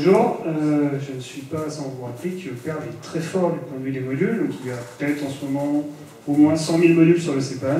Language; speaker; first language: French; native; French